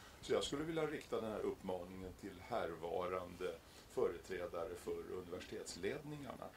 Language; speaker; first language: Swedish; native; Swedish